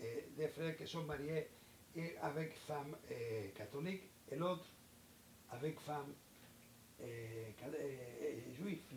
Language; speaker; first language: French; non-native, learner; Spanish